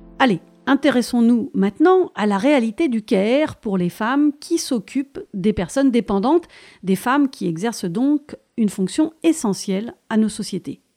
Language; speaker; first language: French; native; French